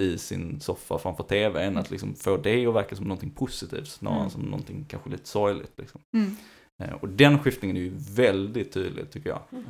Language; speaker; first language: Swedish; native; Swedish